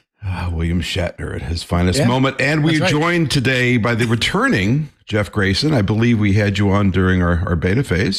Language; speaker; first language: English; native; English